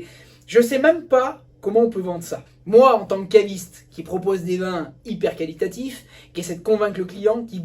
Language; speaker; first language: French; native; French